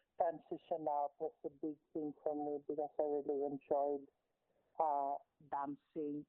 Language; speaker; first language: English; non-native, local second language; Filipino